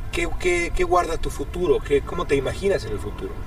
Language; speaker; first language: Spanish; native; Spanish